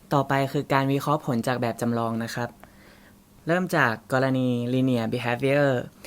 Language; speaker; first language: Thai; native; Thai